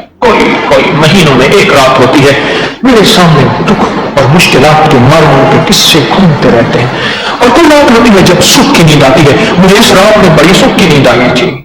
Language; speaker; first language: Urdu; non-native, local second language; Saraiki